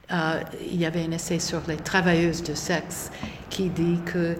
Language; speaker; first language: French; non-native, fluent; English